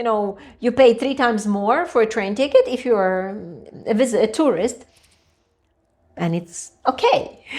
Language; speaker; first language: English; non-native, fluent; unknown